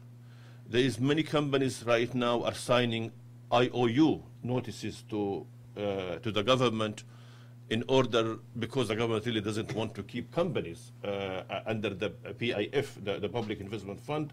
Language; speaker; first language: English; non-native, fluent; Arabic